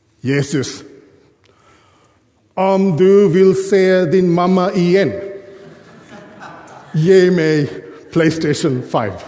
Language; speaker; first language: Swedish; non-native, fluent; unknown